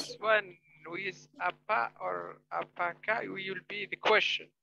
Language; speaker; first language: English; non-native, learner; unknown